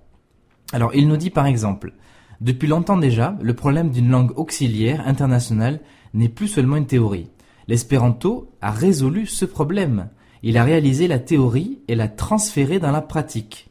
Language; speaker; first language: French; native; French